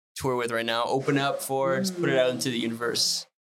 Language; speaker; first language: English; non-native, fluent; French